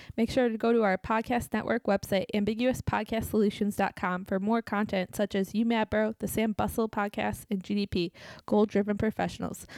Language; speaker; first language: English; native; English